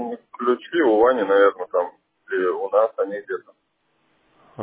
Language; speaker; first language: Russian; native; Russian